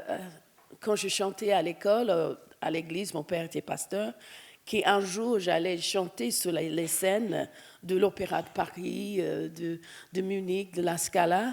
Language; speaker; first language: French; non-native, fluent; English